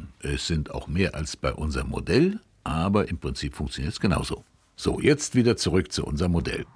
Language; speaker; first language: German; native; German